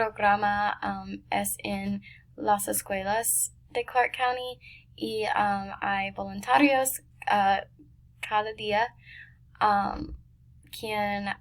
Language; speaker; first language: Spanish; non-native, learner; English